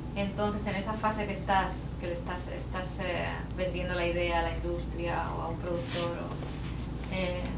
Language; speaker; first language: Spanish; native; Spanish